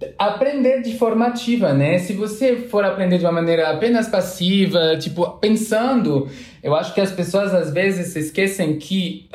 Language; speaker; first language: Portuguese; non-native, fluent; French